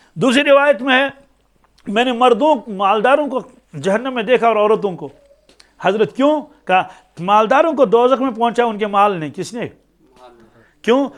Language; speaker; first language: Urdu; non-native, local second language; Kashmiri